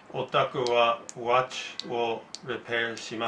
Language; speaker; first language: Japanese; non-native, learner; English